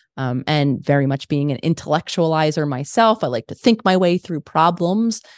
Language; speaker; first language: English; native; English